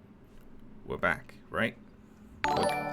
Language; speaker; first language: English; native; English